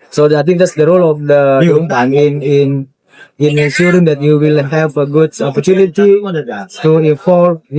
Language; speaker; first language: English; non-native, fluent; Indonesian